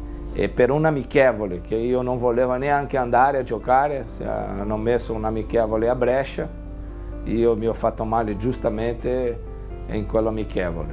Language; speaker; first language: Italian; non-native, fluent; Portuguese